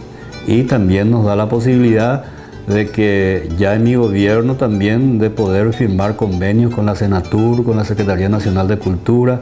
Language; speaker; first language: Spanish; native; Spanish